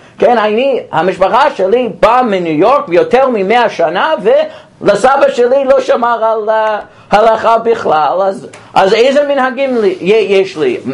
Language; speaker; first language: Hebrew; non-native, fluent; English